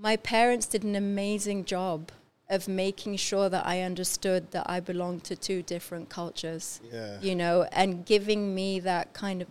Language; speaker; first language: English; native; English